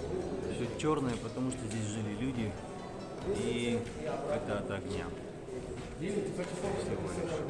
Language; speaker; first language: Russian; native; Russian